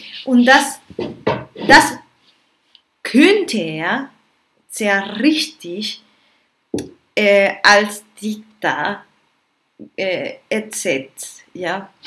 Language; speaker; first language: German; non-native, learner; Spanish